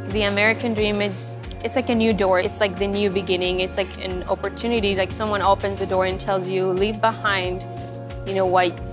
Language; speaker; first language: English; non-native, fluent; Spanish